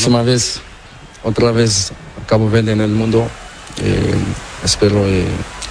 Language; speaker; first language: Spanish; non-native, learner; Portuguese